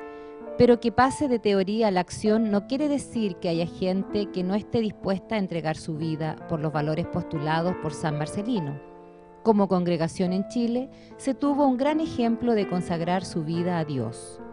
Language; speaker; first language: Spanish; native; Spanish